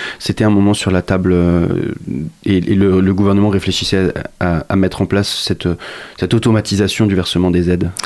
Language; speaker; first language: French; native; French